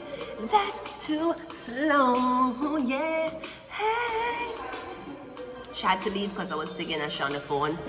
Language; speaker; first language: English; native; English